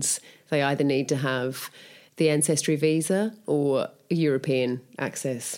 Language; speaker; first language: English; native; English